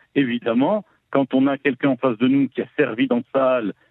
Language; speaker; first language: French; native; French